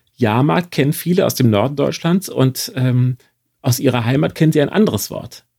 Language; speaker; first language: German; native; German